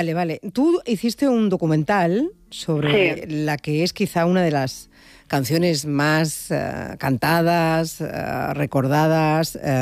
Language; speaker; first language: Spanish; native; Spanish